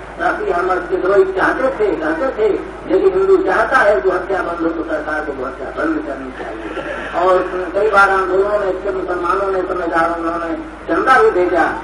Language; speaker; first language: Hindi; native; Hindi